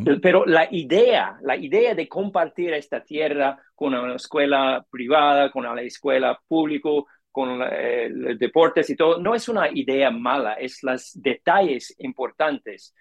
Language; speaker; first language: Spanish; non-native, learner; English